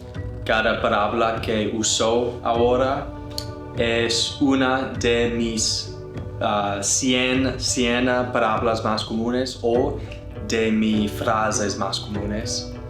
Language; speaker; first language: Spanish; non-native, learner; English